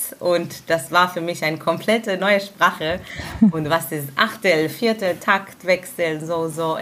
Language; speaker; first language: German; non-native, fluent; Hebrew